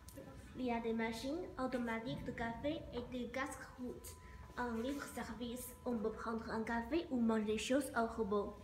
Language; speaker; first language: French; non-native, learner; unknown